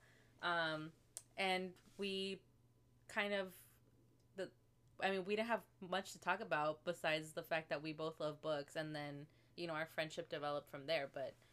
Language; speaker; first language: English; native; English